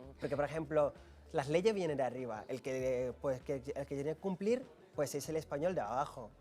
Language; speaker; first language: Spanish; non-native, fluent; Wolof